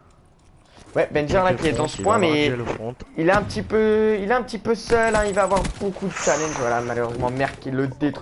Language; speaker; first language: French; native; French